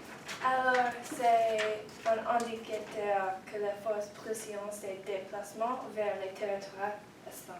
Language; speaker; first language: French; non-native, learner; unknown